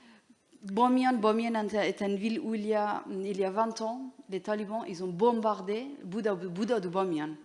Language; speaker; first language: French; non-native, learner; Persian